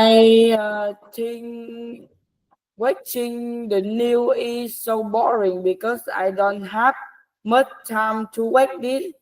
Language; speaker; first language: English; non-native, learner; Vietnamese